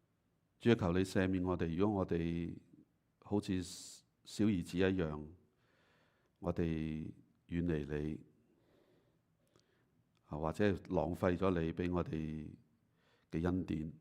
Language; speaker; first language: Chinese; native; Chinese